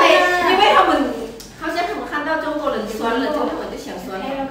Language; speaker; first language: Chinese; non-native, learner; Lao